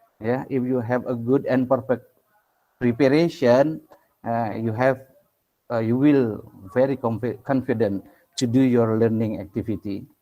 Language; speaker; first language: English; non-native, local second language; Indonesian